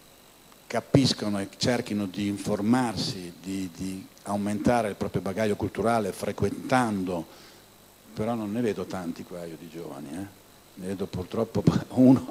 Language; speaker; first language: Italian; native; Italian